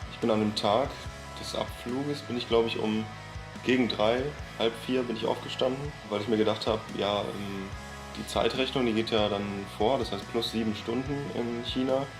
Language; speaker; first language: German; native; German